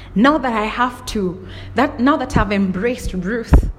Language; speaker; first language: English; non-native, local second language; Kikuyu